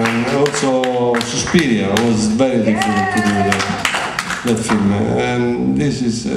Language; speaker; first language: English; non-native, learner; Italian